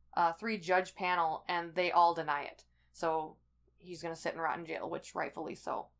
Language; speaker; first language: English; native; English